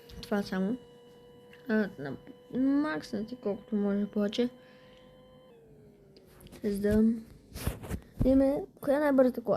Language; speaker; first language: Bulgarian; native; Bulgarian